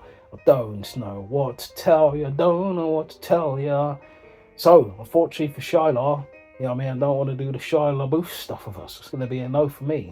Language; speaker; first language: English; native; English